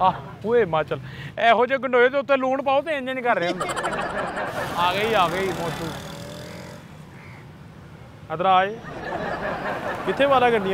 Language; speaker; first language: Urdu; non-native, local second language; Punjabi